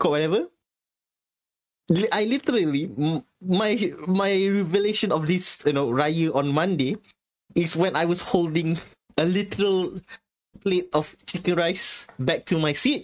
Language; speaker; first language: English; non-native, local second language; Malay